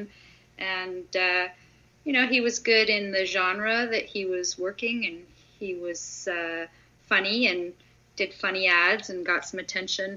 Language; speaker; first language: English; native; English